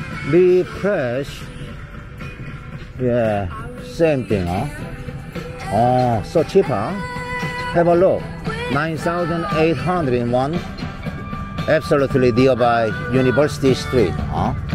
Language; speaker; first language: English; non-native, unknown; Korean